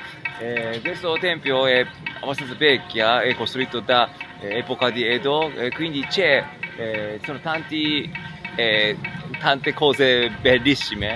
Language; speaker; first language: Italian; non-native, learner; Japanese